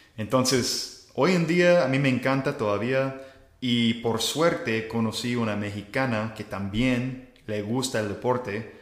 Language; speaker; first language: Spanish; non-native, fluent; English